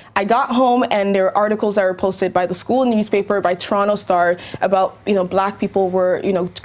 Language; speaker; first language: English; native; English